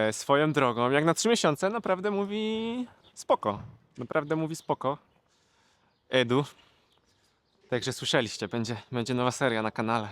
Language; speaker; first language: Polish; native; Polish